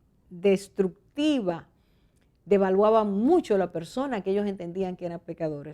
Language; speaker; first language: Spanish; native; Spanish